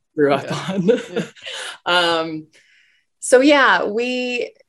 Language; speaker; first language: English; native; English